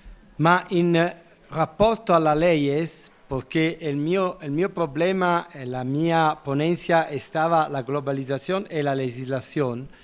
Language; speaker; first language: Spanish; non-native, learner; Italian